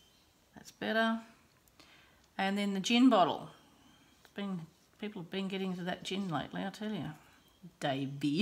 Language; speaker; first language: English; native; English